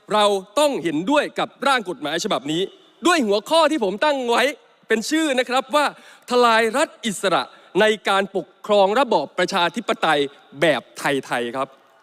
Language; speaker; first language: Thai; native; Thai